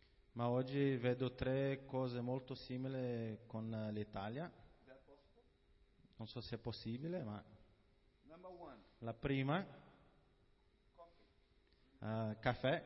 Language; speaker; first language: Italian; non-native, fluent; Portuguese